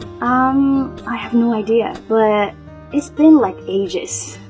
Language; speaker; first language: English; non-native, fluent; Chinese